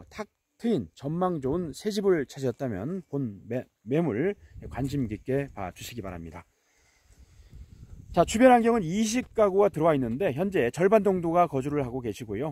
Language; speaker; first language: Korean; native; Korean